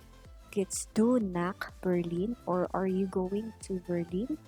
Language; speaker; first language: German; non-native, learner; Filipino